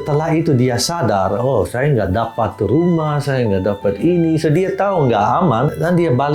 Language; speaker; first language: Indonesian; non-native, fluent; Dutch